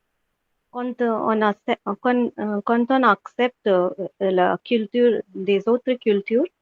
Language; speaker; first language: French; non-native, fluent; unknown